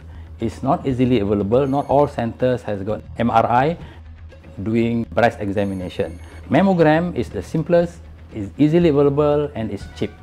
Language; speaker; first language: English; non-native, local second language; Malay